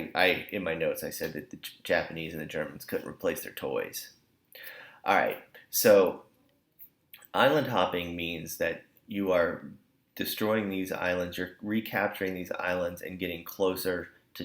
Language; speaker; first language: English; native; English